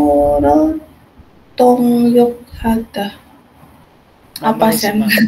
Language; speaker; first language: Korean; non-native, learner; Indonesian